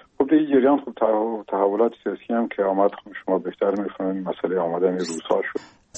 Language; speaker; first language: Persian; non-native, local second language; Pashto